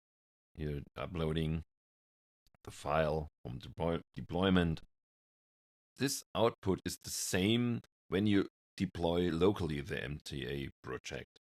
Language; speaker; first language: English; non-native, fluent; German